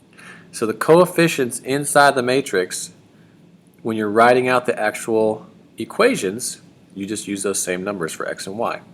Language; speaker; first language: English; native; English